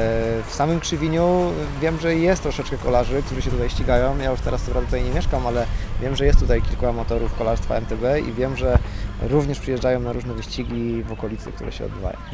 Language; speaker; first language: Polish; native; Polish